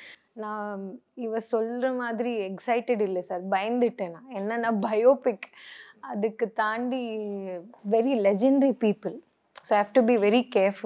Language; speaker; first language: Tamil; non-native, learner; Kannada